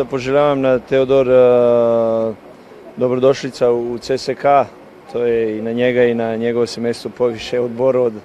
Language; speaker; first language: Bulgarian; non-native, learner; Serbian